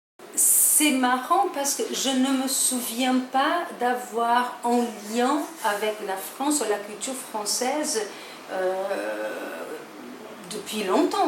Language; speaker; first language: French; non-native, fluent; Portuguese